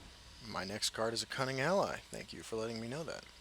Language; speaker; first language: English; native; English